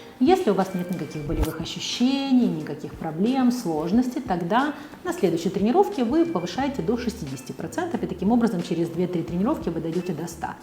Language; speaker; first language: Russian; native; Russian